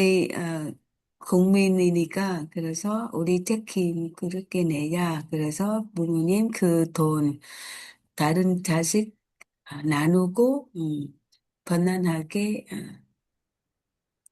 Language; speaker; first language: Korean; non-native, learner; Vietnamese